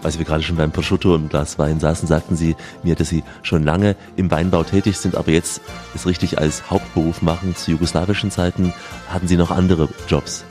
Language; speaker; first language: German; native; German